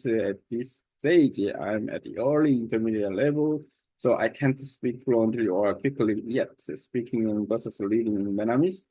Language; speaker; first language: English; non-native, learner; Korean